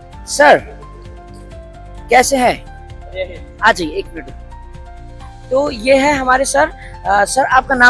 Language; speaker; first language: Hindi; native; Hindi